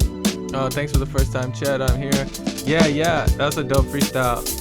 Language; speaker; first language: English; native; English